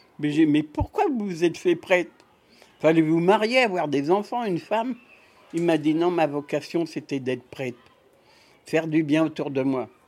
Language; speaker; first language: French; native; French